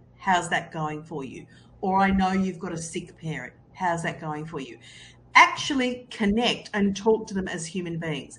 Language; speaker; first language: English; native; English